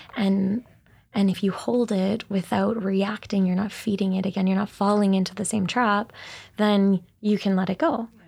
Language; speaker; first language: English; native; English